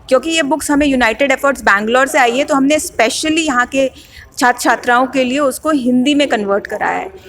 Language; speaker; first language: Hindi; native; Hindi